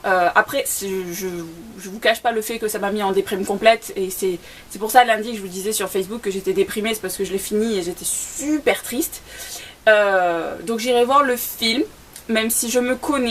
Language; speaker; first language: French; native; French